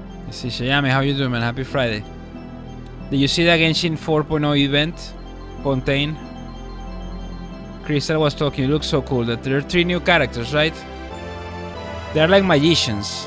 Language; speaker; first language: English; early bilingual, other home language; Spanish